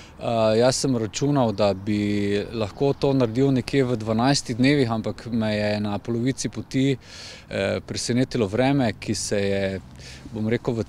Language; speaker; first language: Slovenian; native; Slovenian